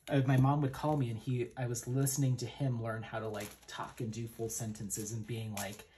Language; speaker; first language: English; native; English